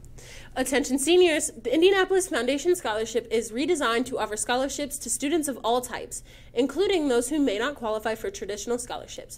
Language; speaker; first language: English; native; English